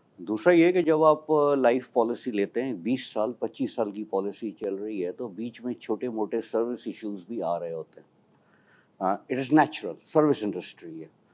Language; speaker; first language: Urdu; native; Urdu